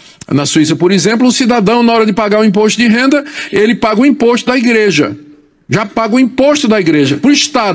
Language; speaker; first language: Portuguese; native; Portuguese